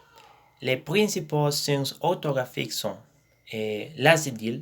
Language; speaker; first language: French; non-native, learner; Spanish